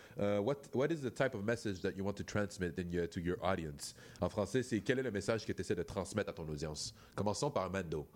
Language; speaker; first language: French; native; French